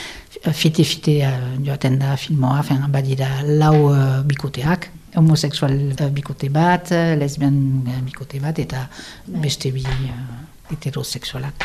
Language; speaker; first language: Basque; non-native, local second language; French